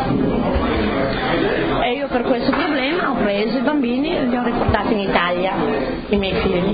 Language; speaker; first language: Italian; native; Italian